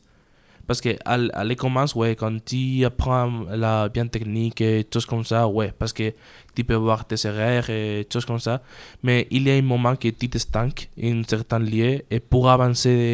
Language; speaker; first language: French; non-native, learner; Spanish